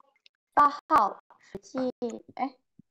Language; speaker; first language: Chinese; non-native, learner; Indonesian